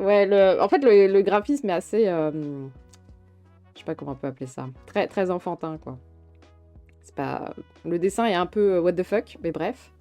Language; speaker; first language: French; native; French